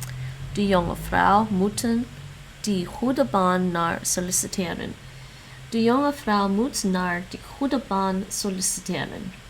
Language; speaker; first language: Dutch; non-native, learner; English